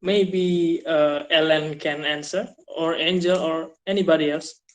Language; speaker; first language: English; non-native, fluent; Indonesian